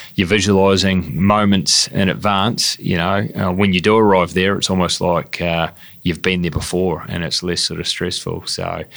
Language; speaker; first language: English; native; English